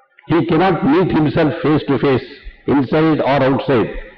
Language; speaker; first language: English; non-native, local second language; Tamil